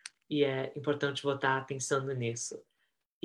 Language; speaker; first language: Portuguese; early bilingual, heritage; Portuguese